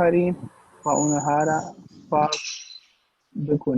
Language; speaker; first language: Persian; non-native, learner; Urdu